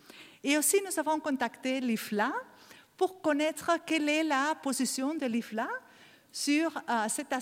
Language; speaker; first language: French; non-native, learner; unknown